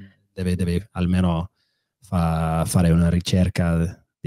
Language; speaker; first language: Italian; non-native, fluent; English